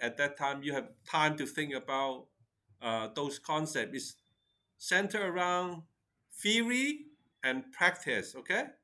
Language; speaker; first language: English; non-native, fluent; Chinese